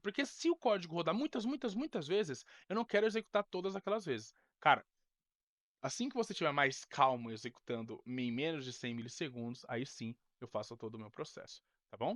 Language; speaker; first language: Portuguese; native; Portuguese